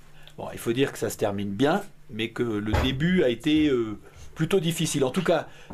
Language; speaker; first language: French; native; French